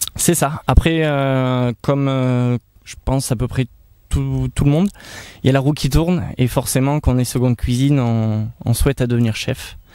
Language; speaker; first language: French; native; French